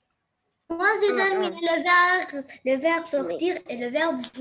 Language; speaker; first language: French; non-native, learner; Arabic